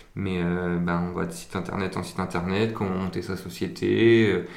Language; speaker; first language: French; native; French